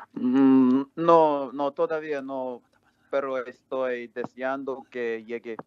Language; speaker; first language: Spanish; non-native, learner; English